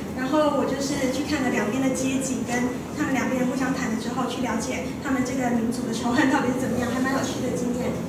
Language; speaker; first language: Chinese; native; Chinese